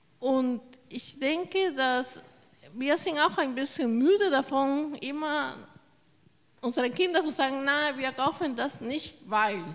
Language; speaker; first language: German; non-native, fluent; Spanish